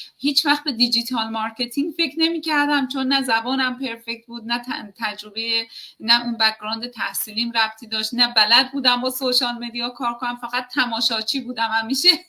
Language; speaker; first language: Persian; native; Persian